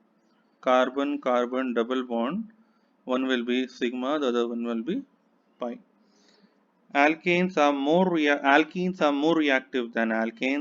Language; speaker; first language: English; non-native, local second language; Hindi